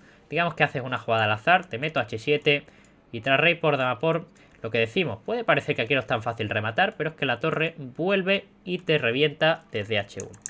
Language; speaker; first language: Spanish; native; Spanish